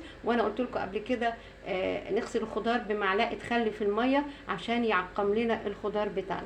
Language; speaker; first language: Arabic; native; Arabic